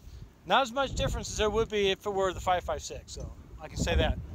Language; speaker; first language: English; native; English